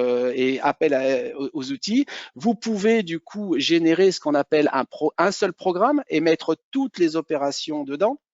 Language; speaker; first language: French; native; French